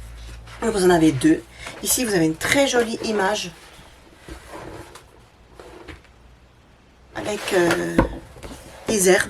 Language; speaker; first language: French; native; French